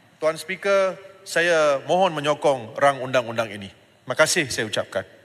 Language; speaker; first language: Malay; non-native, local second language; Tamil